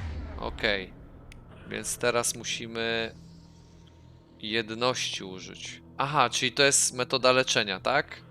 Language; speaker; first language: Polish; native; Polish